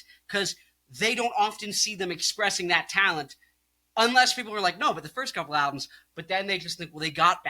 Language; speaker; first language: English; native; English